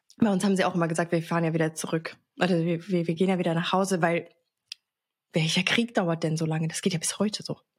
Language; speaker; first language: German; early bilingual, other home language; Arabic